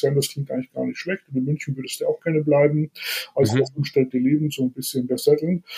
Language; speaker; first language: German; native; German